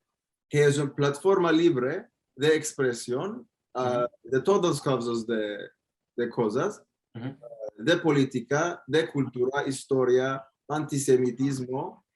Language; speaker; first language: Spanish; non-native, fluent; Turkish